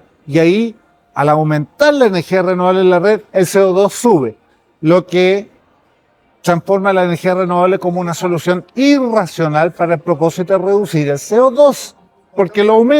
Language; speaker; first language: Spanish; native; Spanish